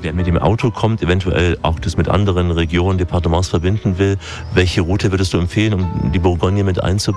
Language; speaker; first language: German; native; German